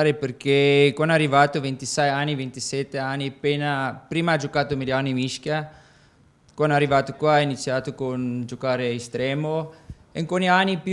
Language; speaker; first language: Italian; non-native, learner; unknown